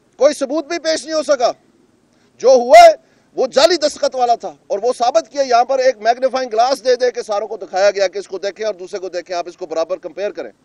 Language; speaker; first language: Urdu; non-native, local second language; Punjabi